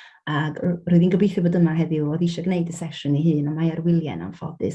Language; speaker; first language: Welsh; native; Welsh